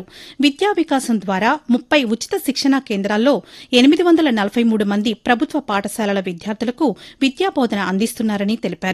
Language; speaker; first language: Telugu; native; Telugu